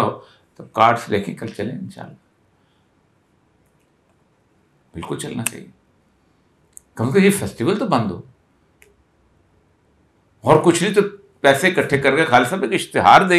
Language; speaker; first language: Urdu; native; Urdu